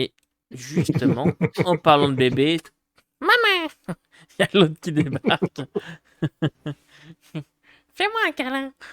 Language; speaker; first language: French; native; French